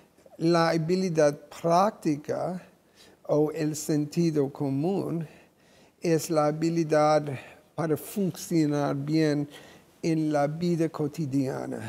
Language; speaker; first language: Spanish; non-native, fluent; English